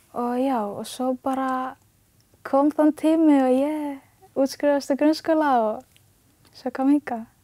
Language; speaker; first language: Icelandic; early bilingual, other home language; Ganda